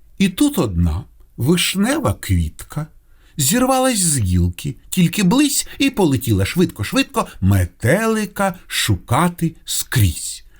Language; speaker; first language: Ukrainian; non-native, local second language; Russian